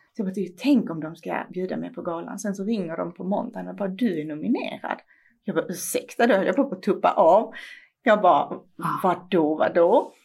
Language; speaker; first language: Swedish; early bilingual, other home language; Persian